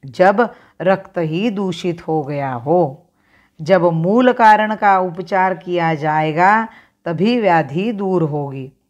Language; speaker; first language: Hindi; non-native, local second language; Marathi